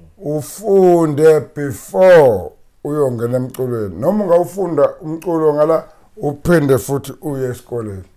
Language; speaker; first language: Zulu; native; Zulu